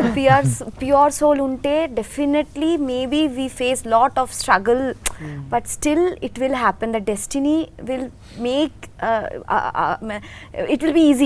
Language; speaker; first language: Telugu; non-native, learner; Hindi